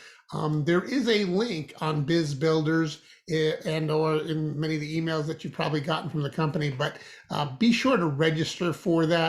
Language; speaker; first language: English; native; English